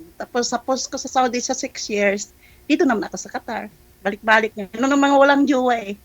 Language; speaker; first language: Filipino; non-native, local second language; Cebuano